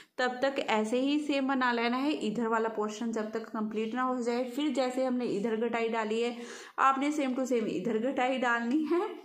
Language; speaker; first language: Hindi; native; Hindi